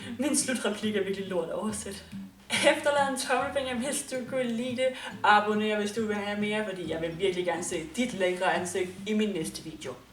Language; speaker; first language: Danish; native; Danish